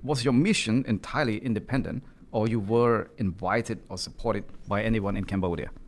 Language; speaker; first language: English; non-native, learner; Khmer